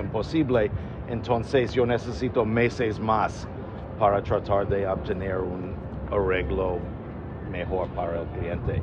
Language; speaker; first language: Spanish; non-native, learner; English